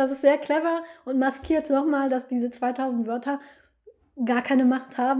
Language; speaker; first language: German; native; German